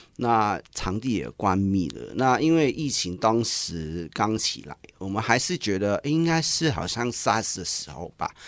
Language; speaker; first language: Chinese; non-native, local second language; Cantonese